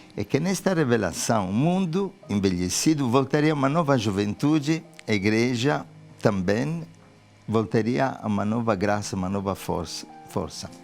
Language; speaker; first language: Portuguese; non-native, fluent; Italian